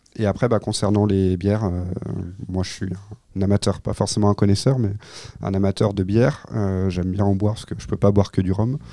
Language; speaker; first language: French; native; French